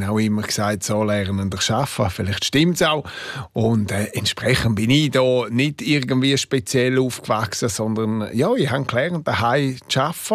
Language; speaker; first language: German; non-native, local second language; Romansh